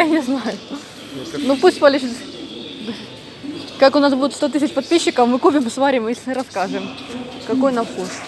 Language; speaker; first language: Russian; non-native, local second language; Ukrainian